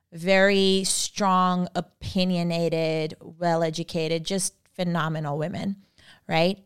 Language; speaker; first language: English; non-native, local second language; Urdu